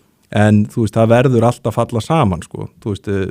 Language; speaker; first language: Icelandic; native; Icelandic